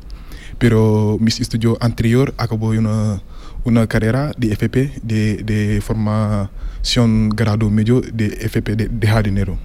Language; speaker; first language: Spanish; non-native, learner; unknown